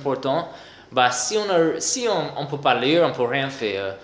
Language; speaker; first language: French; non-native, fluent; English